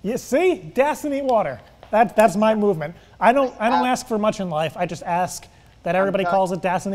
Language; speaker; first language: English; native; English